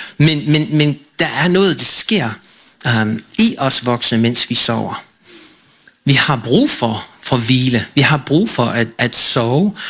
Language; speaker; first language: Danish; non-native, fluent; English